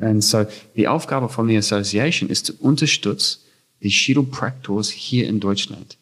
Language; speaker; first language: German; non-native, fluent; English